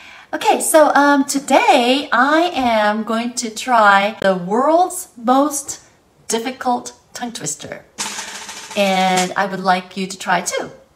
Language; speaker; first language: English; early bilingual, other home language; Japanese